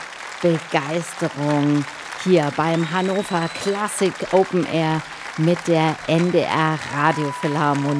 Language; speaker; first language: German; native; German